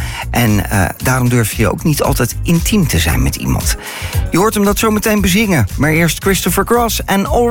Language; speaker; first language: Dutch; native; Dutch